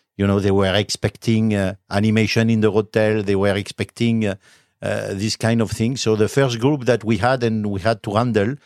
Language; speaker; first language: English; non-native, fluent; French